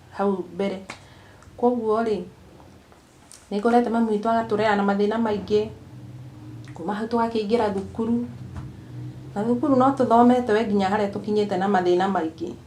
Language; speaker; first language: Kikuyu; non-native, local second language; Embu